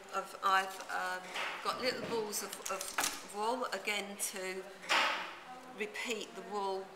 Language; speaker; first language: English; native; English